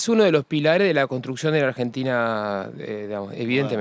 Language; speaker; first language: Spanish; native; Spanish